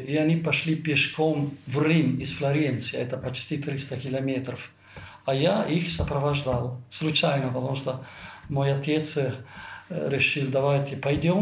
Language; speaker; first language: Russian; non-native, fluent; Italian